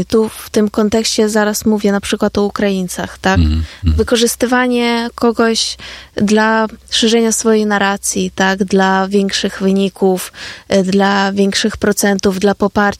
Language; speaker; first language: Polish; non-native, fluent; Ukrainian